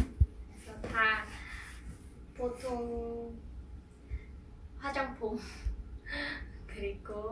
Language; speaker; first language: Korean; non-native, fluent; Khmer